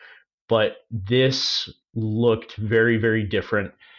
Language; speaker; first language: English; native; English